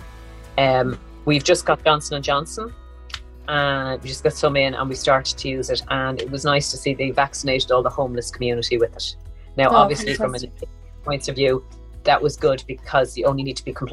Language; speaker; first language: English; native; English